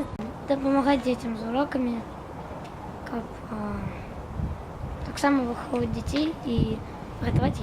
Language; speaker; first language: Russian; non-native, local second language; Belarusian